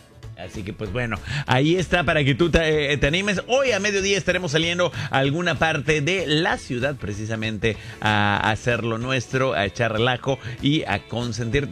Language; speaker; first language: Spanish; native; Spanish